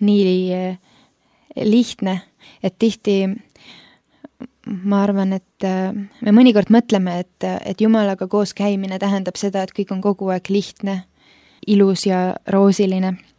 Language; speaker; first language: Estonian; early bilingual, other home language; Finnish